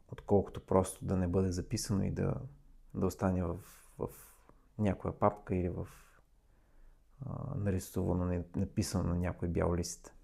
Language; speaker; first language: Bulgarian; native; Bulgarian